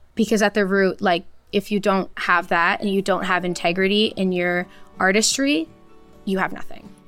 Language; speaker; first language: English; early bilingual, other home language; Portuguese